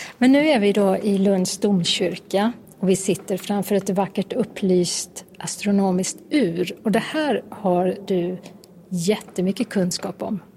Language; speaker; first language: Swedish; native; Swedish